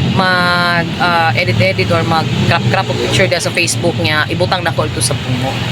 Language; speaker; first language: Filipino; non-native, local second language; Cebuano